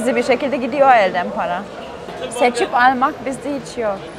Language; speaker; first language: Turkish; non-native, fluent; German